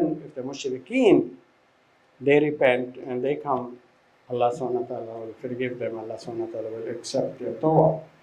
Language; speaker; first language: English; non-native, fluent; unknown